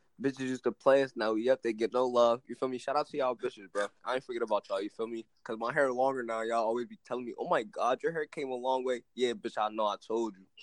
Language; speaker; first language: English; native; English